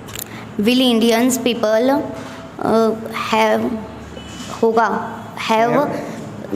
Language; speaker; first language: English; non-native, learner; Hindi